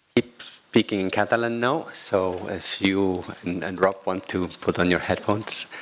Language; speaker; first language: English; non-native, fluent; Catalan